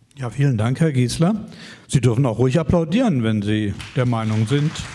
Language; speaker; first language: German; native; German